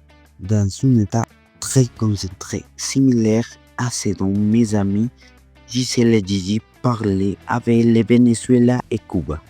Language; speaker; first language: French; non-native, fluent; Spanish